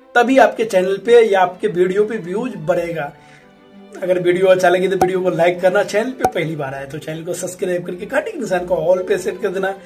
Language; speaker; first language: Hindi; native; Hindi